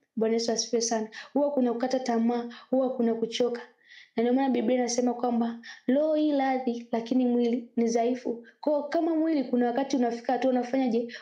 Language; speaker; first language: Swahili; native; Swahili